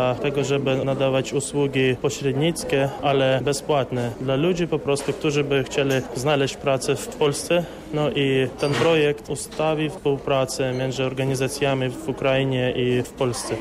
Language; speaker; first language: Polish; non-native, fluent; Ukrainian